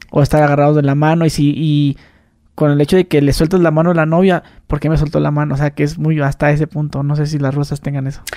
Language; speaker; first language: Spanish; native; Spanish